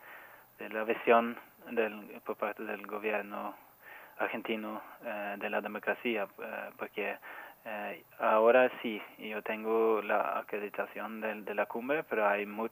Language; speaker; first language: Spanish; non-native, fluent; Norwegian